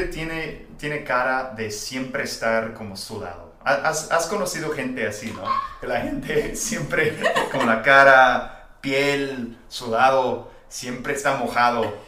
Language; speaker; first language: Spanish; non-native, fluent; English